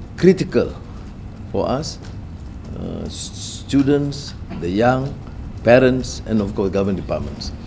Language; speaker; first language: English; non-native, local second language; Malay